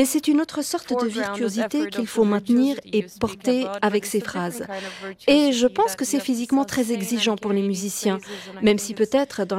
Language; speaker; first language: French; non-native, fluent; Turkish